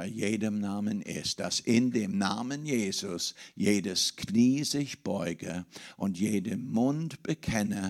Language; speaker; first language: German; non-native, fluent; English